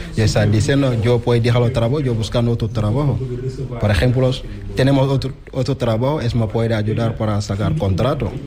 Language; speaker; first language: Spanish; non-native, learner; Wolof